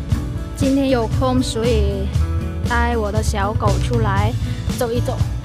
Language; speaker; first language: Chinese; non-native, fluent; Vietnamese